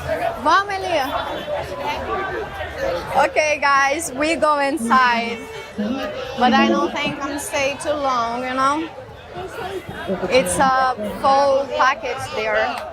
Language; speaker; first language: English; non-native, learner; Portuguese